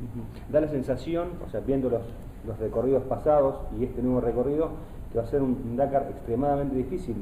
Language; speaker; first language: Spanish; native; Spanish